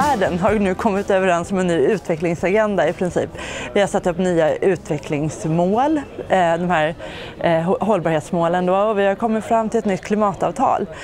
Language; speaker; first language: Swedish; native; Swedish